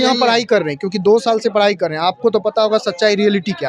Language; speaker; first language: Hindi; native; Hindi